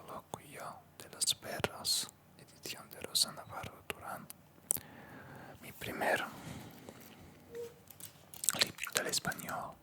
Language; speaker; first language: Spanish; non-native, learner; Russian